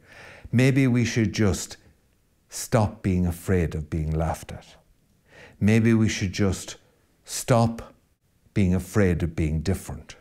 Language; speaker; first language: English; native; English